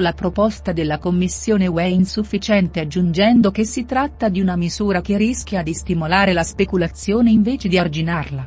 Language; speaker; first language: Italian; native; Italian